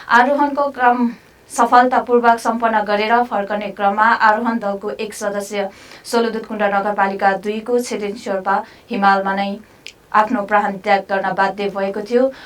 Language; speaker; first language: Nepali; non-native, local second language; Sherpa